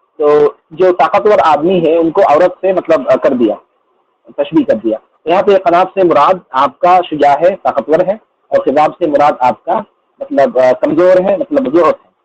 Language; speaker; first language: Urdu; non-native, local second language; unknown